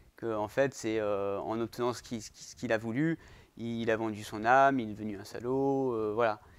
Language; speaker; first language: French; native; French